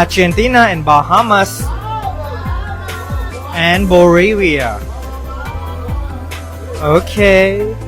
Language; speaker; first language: English; non-native, learner; Thai